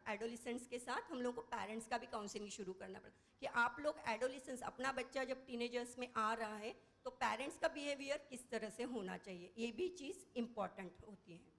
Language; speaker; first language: Hindi; non-native, local second language; Marathi